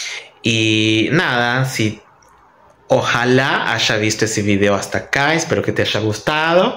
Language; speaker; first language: Spanish; non-native, fluent; Portuguese